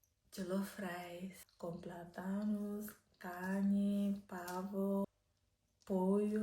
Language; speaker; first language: Spanish; non-native, learner; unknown